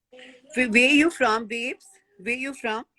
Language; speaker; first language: English; non-native, learner; Hindi